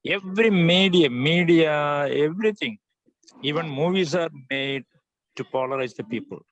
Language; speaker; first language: English; non-native, local second language; Malayalam